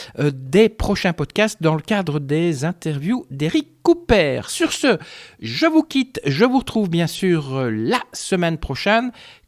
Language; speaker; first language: French; native; French